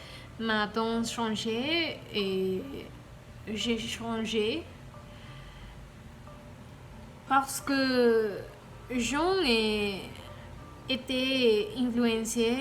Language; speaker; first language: French; non-native, learner; Spanish